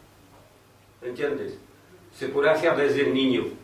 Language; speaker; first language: Spanish; non-native, fluent; French